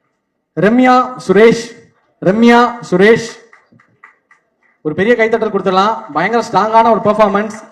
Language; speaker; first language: Tamil; native; Tamil